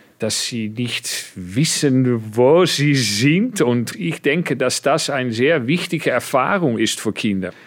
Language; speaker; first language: German; non-native, fluent; Dutch